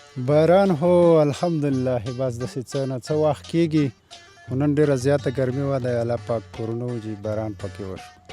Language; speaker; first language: Pashto; native; Pashto